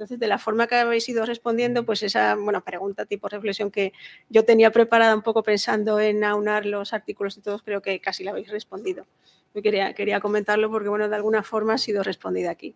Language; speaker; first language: Spanish; native; Spanish